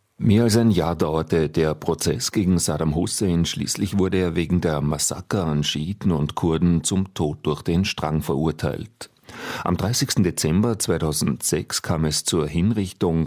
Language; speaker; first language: German; native; German